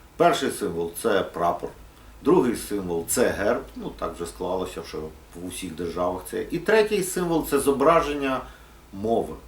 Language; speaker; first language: Ukrainian; non-native, local second language; Russian